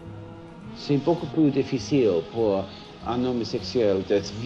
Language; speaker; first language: French; non-native, learner; English